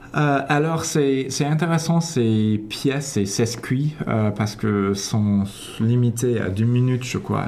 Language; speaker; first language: French; non-native, fluent; English